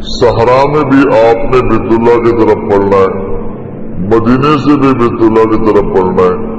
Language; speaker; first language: Urdu; non-native, local second language; Pashto